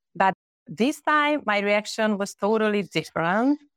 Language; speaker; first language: English; non-native, fluent; Hungarian